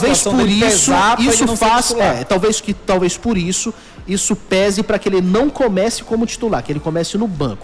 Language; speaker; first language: Portuguese; native; Portuguese